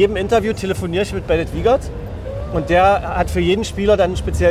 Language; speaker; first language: German; native; German